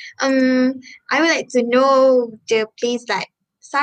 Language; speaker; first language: English; non-native, local second language; Malay